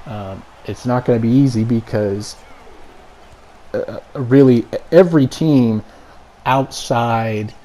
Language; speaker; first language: English; native; English